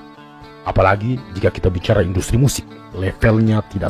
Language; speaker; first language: Indonesian; native; Indonesian